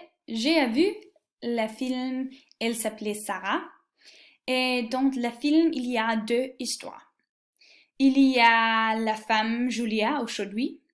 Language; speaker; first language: French; non-native, learner; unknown